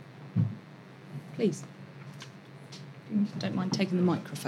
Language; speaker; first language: English; native; English